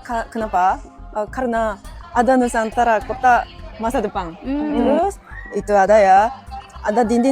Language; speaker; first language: Indonesian; non-native, learner; Japanese